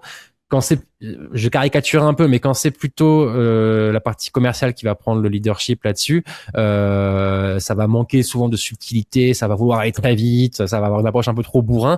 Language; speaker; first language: French; native; French